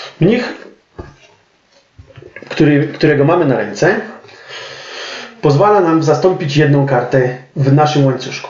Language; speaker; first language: Polish; native; Polish